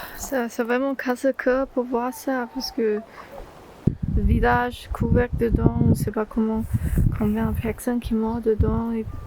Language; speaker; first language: French; non-native, learner; Chinese